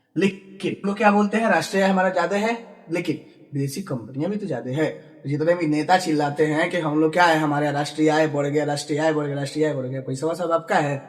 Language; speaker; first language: Hindi; native; Hindi